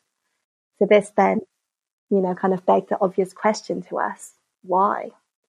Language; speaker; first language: English; native; English